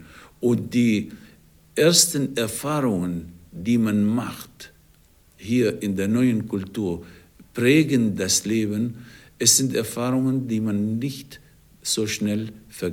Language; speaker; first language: German; non-native, fluent; Arabic